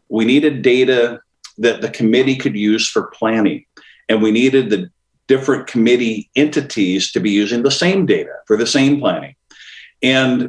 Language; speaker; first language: English; native; English